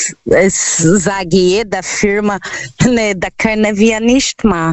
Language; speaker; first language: German; non-native, learner; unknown